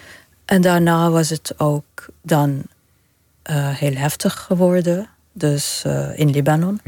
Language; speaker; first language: Dutch; non-native, fluent; Arabic